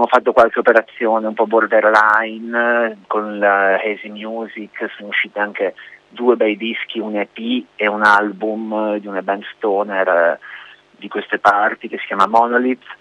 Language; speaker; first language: Italian; native; Italian